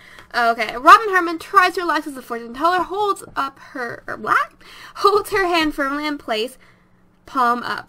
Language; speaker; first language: English; native; English